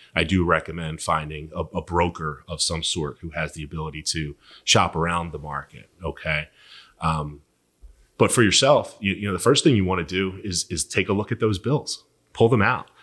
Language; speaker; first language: English; native; English